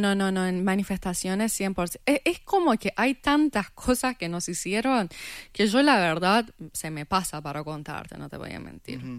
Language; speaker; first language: Spanish; non-native, fluent; Persian